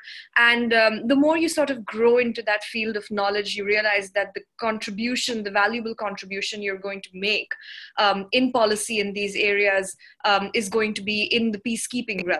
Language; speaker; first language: English; non-native, local second language; Hindi